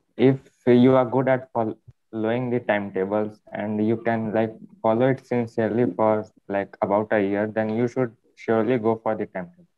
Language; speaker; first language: English; non-native, local second language; Hindi